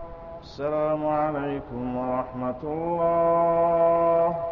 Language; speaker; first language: Arabic; native; Arabic